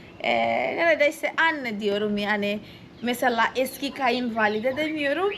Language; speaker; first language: Turkish; non-native, fluent; Portuguese